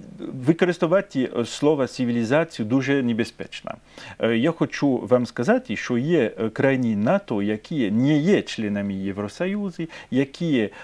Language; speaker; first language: Ukrainian; non-native, fluent; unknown